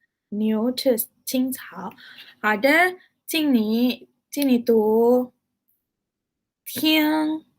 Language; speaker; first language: Chinese; non-native, fluent; Malay